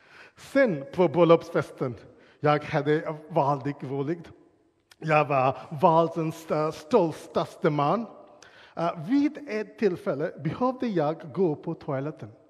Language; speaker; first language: Swedish; non-native, fluent; English